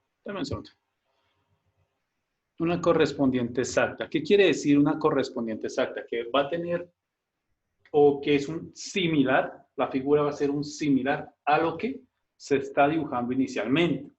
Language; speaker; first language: Spanish; native; Spanish